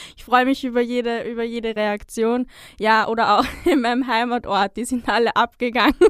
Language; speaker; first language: German; native; German